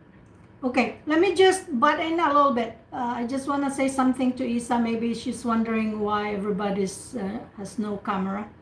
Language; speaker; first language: English; non-native, fluent; Filipino